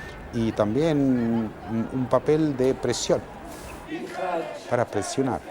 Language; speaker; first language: Spanish; non-native, fluent; Arabic